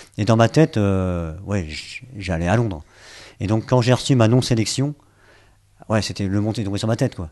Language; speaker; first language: French; native; French